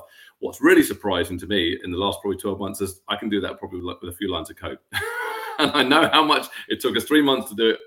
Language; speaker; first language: English; native; English